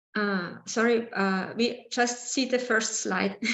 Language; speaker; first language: English; non-native, learner; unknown